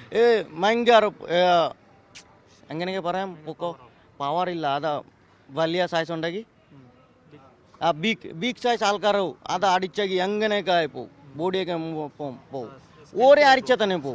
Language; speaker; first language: Malayalam; non-native, local second language; Assamese